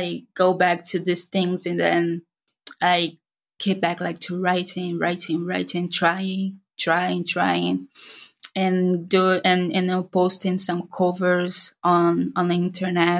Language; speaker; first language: English; non-native, fluent; Portuguese